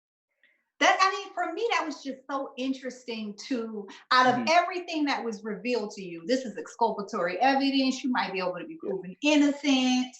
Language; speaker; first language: English; native; English